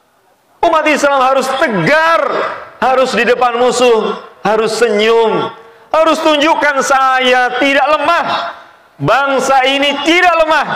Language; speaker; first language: Indonesian; native; Indonesian